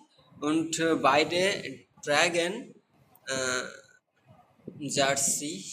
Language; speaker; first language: German; non-native, learner; Bangla